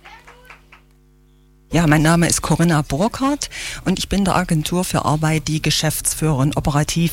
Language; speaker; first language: German; native; German